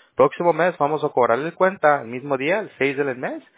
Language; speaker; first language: Spanish; early bilingual, heritage; Spanish